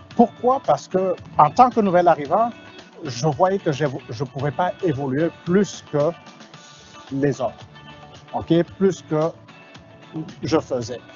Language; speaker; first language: French; non-native, local second language; Wolof